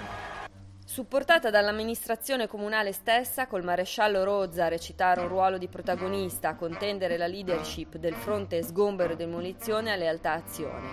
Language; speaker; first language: Italian; native; Italian